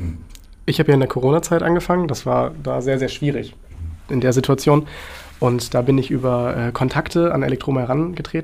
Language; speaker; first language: German; native; German